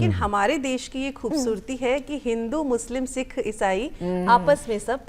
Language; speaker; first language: Hindi; native; Hindi